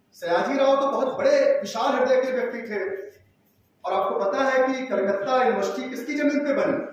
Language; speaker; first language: Hindi; native; Hindi